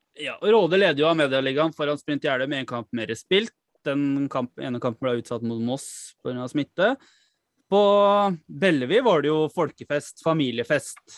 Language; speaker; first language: Norwegian; native; Norwegian